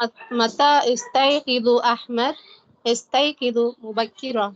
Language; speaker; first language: Arabic; non-native, learner; Tamil